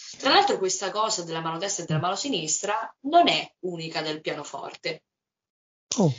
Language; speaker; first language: Italian; native; Italian